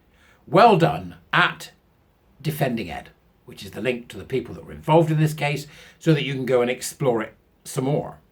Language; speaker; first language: English; native; English